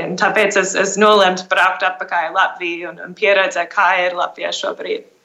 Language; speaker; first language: Latvian; early bilingual, heritage; English